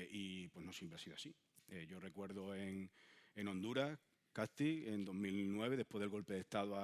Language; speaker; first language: Spanish; native; Spanish